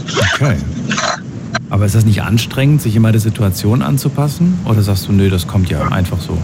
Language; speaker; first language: German; native; German